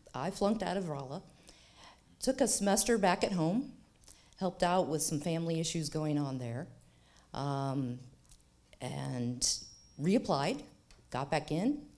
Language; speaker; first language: English; native; English